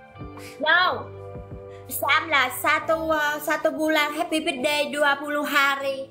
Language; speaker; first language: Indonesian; non-native, learner; Vietnamese